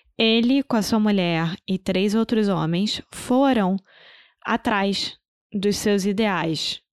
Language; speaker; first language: Portuguese; native; Portuguese